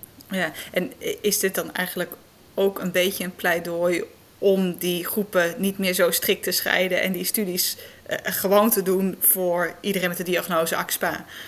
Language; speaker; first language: Dutch; native; Dutch